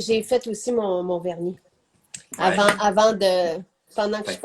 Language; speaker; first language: French; native; French